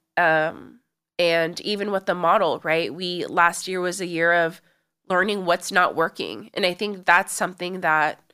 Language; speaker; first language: English; native; English